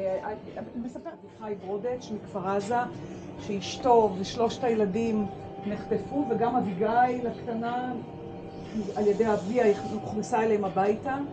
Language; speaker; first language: Hebrew; native; Hebrew